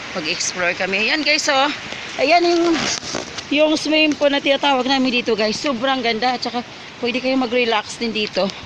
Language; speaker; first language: Filipino; non-native, local second language; Hiligaynon